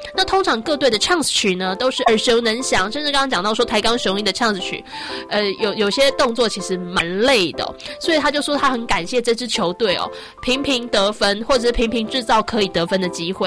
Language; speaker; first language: Chinese; native; Chinese